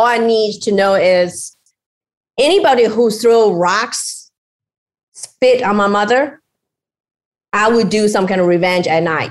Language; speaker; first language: English; non-native, fluent; Chinese